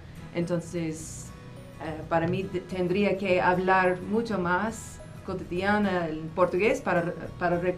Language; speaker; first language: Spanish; non-native, fluent; English